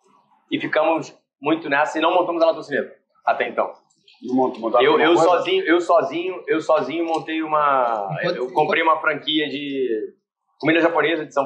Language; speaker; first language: Portuguese; native; Portuguese